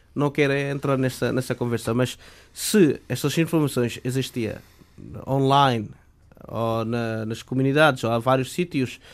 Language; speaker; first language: Portuguese; non-native, fluent; Bangla